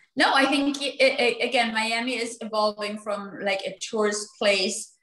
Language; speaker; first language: English; non-native, fluent; German